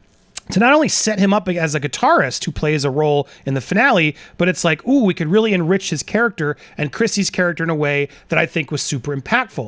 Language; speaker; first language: English; native; English